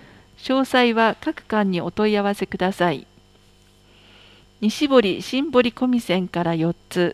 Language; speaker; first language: Japanese; native; Japanese